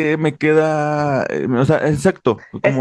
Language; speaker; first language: Spanish; native; Spanish